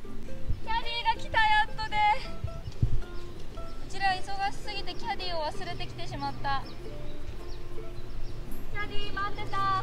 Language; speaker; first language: Japanese; native; Japanese